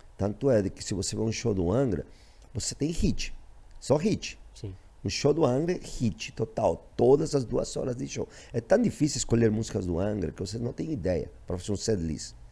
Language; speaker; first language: Portuguese; non-native, fluent; Spanish